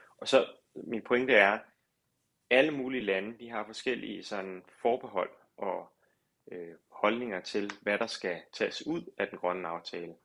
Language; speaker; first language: Danish; native; Danish